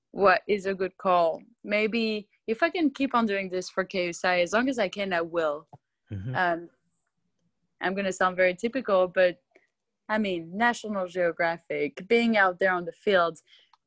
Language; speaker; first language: English; non-native, fluent; French